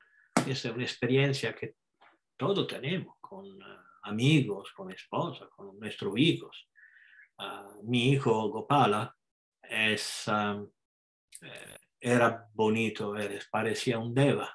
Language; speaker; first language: Spanish; non-native, fluent; Italian